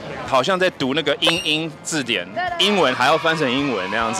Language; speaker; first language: Chinese; native; Chinese